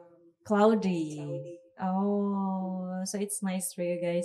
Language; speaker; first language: English; non-native, fluent; Indonesian